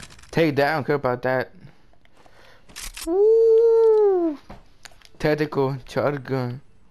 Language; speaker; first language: English; early bilingual, other home language; Spanish